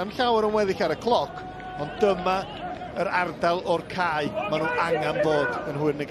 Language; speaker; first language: Welsh; native; Welsh